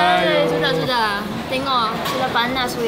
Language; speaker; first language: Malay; non-native, local second language; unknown